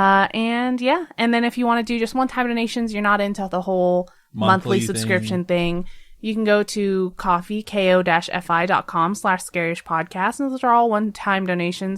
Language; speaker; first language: English; native; English